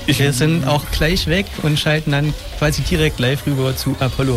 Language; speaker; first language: German; native; German